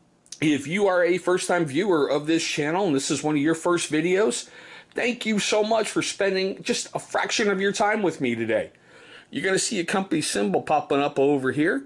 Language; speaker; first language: English; native; English